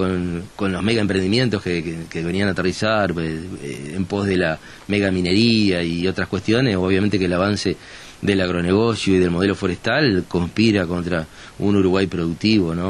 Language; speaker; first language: Spanish; native; Spanish